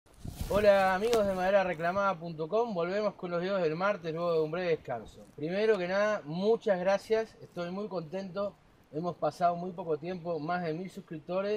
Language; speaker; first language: Spanish; native; Spanish